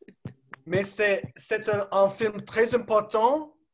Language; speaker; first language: French; non-native, learner; English